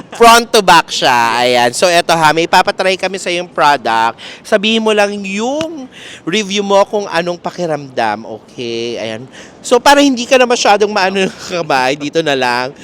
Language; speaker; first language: Filipino; native; Filipino